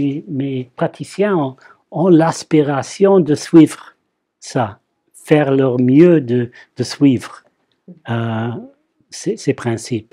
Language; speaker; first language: French; non-native, fluent; English